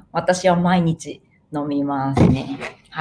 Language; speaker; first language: Japanese; non-native, fluent; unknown